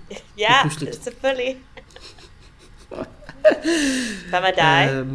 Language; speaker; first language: Danish; non-native, fluent; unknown